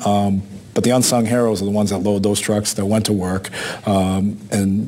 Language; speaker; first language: English; native; English